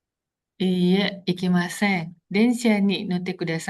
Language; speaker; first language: Japanese; non-native, learner; Indonesian